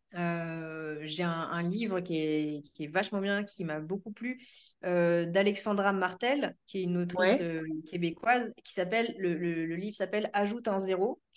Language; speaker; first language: French; native; French